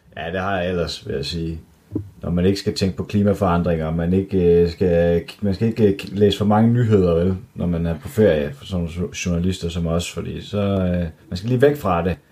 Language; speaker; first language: Danish; native; Danish